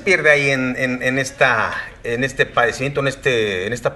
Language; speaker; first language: Spanish; native; Spanish